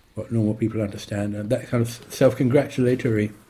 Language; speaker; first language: English; native; English